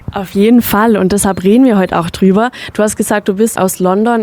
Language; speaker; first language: German; native; German